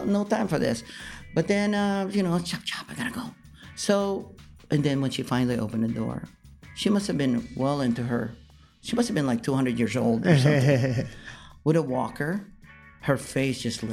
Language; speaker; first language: English; non-native, local second language; Filipino